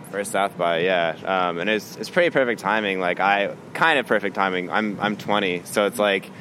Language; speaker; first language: English; native; English